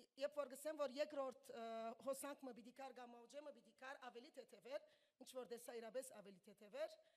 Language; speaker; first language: Armenian; early bilingual, heritage; Armenian